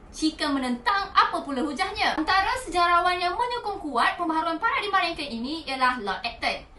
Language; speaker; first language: Malay; native; Malay